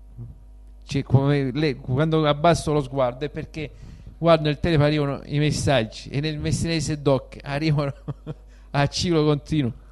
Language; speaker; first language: Italian; native; Italian